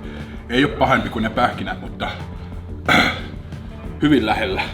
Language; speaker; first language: Finnish; native; Finnish